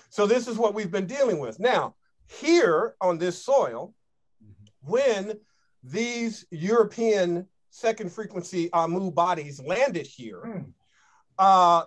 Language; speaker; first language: English; native; English